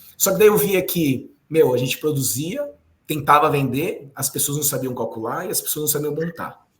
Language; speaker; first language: Portuguese; native; Portuguese